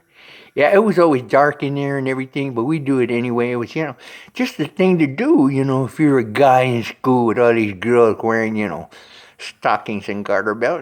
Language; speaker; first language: English; native; English